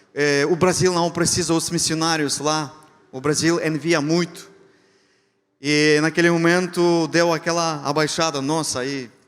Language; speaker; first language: Portuguese; non-native, fluent; Ukrainian